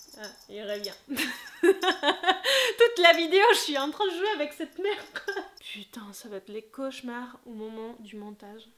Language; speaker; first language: French; non-native, fluent; Spanish